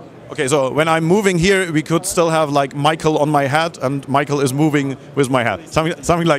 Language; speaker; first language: English; non-native, fluent; German